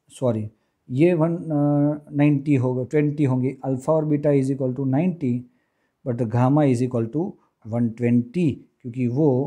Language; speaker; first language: Hindi; non-native, local second language; Gujarati